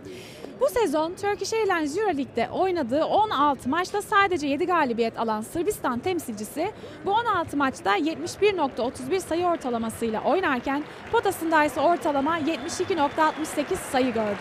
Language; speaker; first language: Turkish; native; Turkish